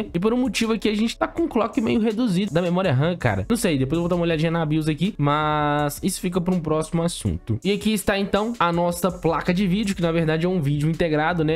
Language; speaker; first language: Portuguese; native; Portuguese